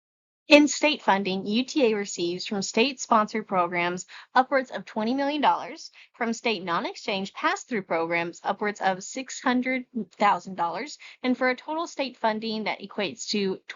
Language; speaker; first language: English; native; English